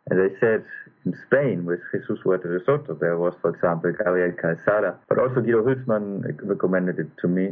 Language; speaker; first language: English; non-native, fluent; German